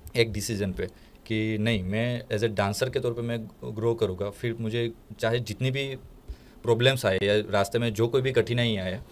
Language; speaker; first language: Hindi; non-native, local second language; Gujarati